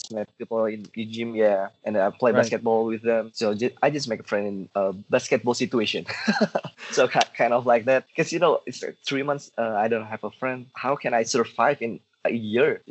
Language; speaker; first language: English; non-native, learner; Indonesian